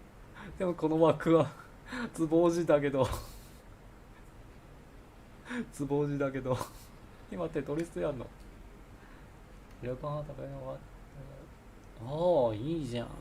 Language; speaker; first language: Japanese; non-native, learner; Chinese